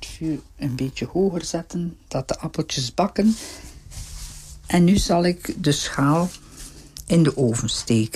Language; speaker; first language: Dutch; native; Dutch